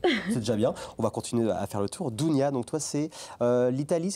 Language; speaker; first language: French; native; French